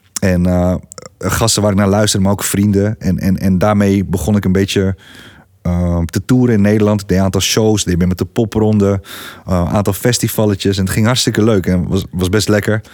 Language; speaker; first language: Dutch; early bilingual, other home language; Greek